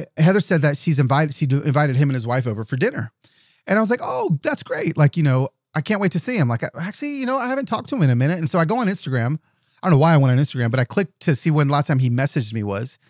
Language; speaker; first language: English; early bilingual, other home language; Yoruba